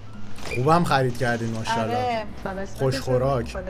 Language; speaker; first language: Persian; native; Persian